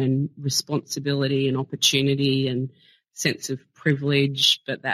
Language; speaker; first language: English; native; English